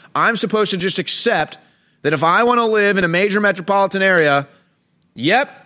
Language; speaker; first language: English; native; English